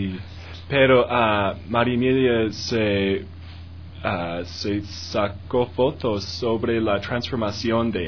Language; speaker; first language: Spanish; non-native, learner; English